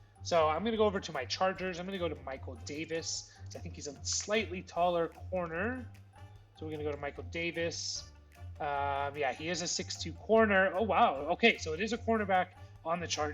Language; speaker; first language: English; native; English